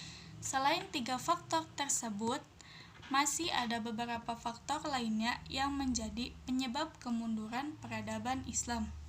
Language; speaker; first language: Indonesian; native; Indonesian